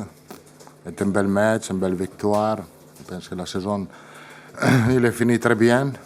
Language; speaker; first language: French; non-native, fluent; Italian